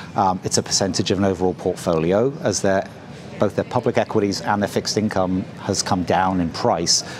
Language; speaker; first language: English; native; English